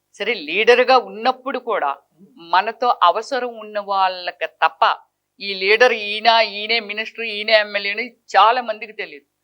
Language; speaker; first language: Telugu; native; Telugu